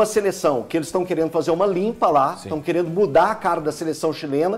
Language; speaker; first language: Portuguese; native; Portuguese